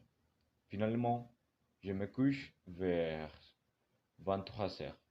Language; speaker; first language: French; non-native, learner; Spanish